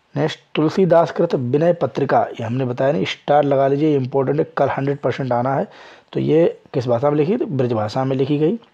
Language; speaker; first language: Hindi; native; Hindi